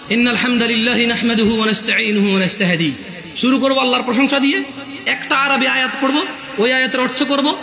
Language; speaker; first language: Bangla; early bilingual, heritage; Bangla